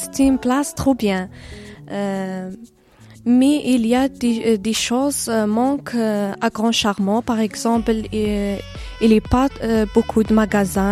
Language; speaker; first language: French; non-native, learner; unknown